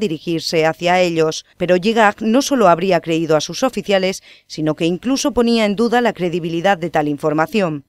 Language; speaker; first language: Spanish; native; Spanish